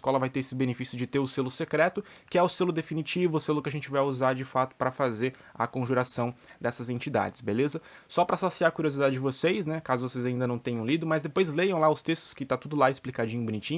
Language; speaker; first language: Portuguese; native; Portuguese